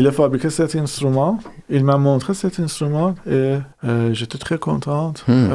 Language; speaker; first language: French; non-native, fluent; Persian